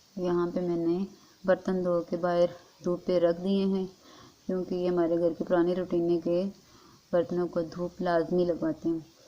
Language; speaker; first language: Urdu; non-native, local second language; Northern Hindko